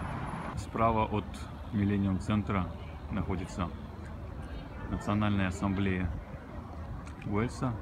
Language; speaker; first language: Russian; native; Russian